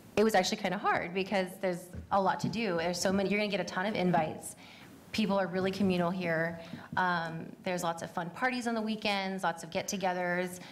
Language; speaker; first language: English; native; English